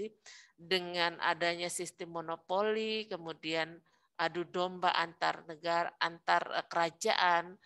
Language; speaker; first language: Indonesian; native; Indonesian